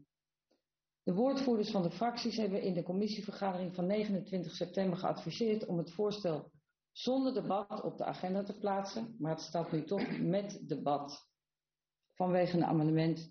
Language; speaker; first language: Dutch; native; Dutch